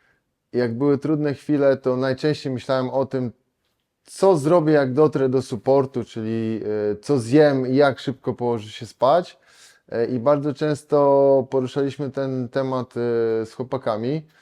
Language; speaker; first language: Polish; native; Polish